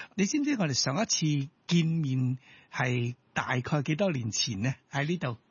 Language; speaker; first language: Cantonese; native; Cantonese